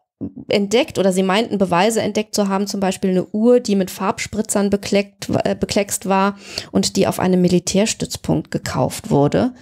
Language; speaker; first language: German; native; German